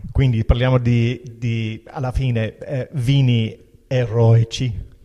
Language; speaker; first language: Italian; non-native, fluent; English